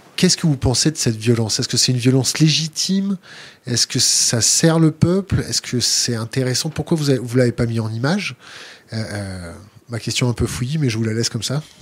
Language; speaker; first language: French; native; French